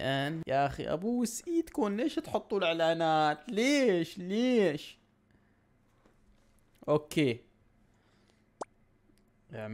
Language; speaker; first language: Arabic; native; Arabic